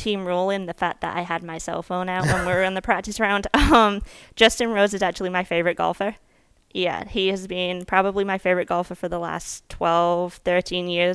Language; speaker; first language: English; native; English